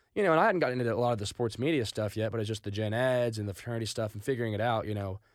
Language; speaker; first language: English; native; English